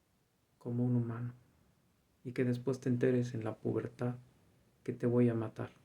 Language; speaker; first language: Spanish; native; Spanish